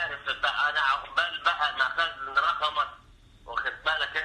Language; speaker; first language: Arabic; native; Arabic